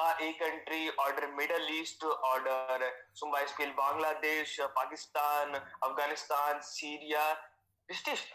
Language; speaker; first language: German; non-native, learner; Hindi